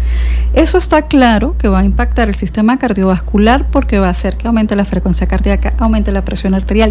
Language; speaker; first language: Spanish; native; Spanish